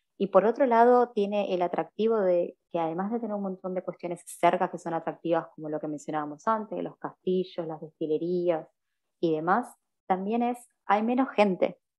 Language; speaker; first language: Spanish; native; Spanish